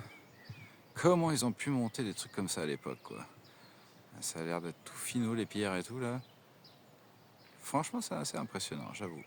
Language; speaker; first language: French; native; French